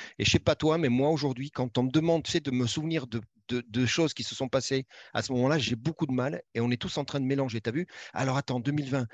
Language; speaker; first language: French; native; French